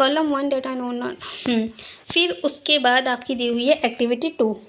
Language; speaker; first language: Hindi; native; Hindi